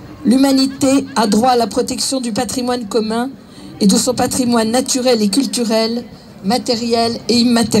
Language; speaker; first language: French; native; French